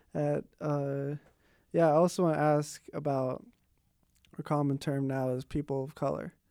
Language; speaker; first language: English; native; English